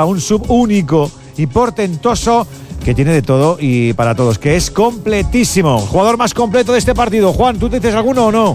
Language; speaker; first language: Spanish; native; Spanish